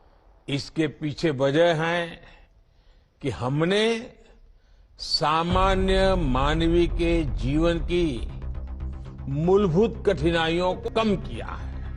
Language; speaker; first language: Hindi; non-native, local second language; Gujarati